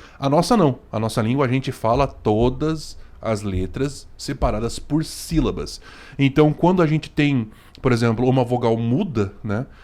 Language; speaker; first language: Portuguese; native; Portuguese